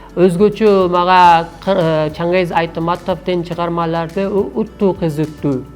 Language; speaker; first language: Kyrgyz; non-native, learner; Urdu